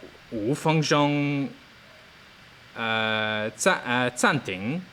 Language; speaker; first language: Chinese; non-native, learner; English